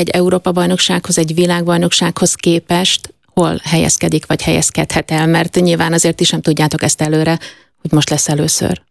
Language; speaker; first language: Hungarian; native; Hungarian